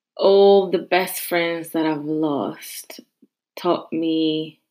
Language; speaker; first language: English; non-native, fluent; French